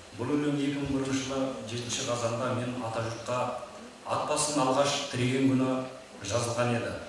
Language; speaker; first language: Kazakh; early bilingual, heritage; Kazakh